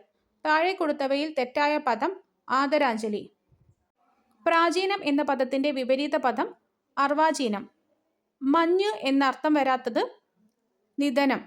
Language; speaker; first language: Malayalam; native; Malayalam